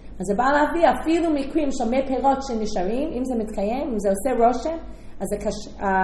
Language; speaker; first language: Hebrew; non-native, fluent; English